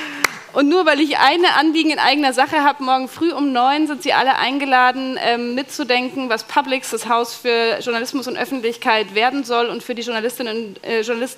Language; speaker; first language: German; native; German